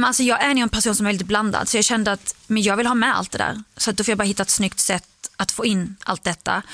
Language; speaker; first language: Swedish; early bilingual, other home language; Arabic